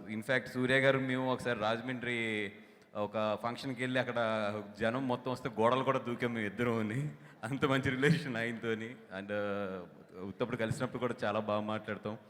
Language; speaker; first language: Telugu; native; Telugu